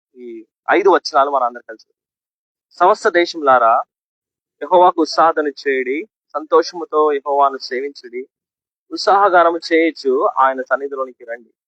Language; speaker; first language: Telugu; non-native, local second language; Kannada